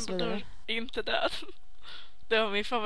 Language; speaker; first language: Swedish; native; Swedish